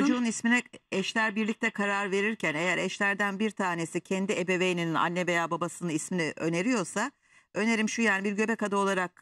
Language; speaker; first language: Turkish; native; Turkish